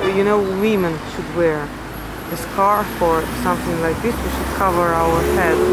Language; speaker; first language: English; non-native, fluent; Russian